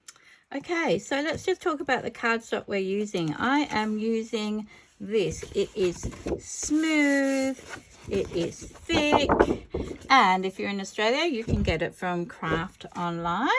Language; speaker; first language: English; native; English